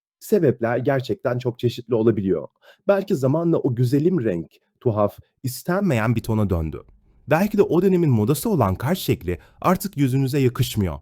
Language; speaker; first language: Turkish; native; Turkish